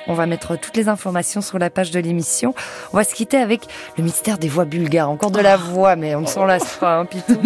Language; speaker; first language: French; native; French